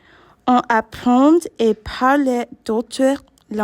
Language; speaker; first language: French; non-native, learner; English